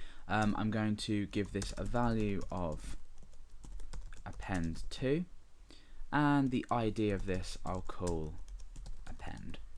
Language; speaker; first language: English; native; English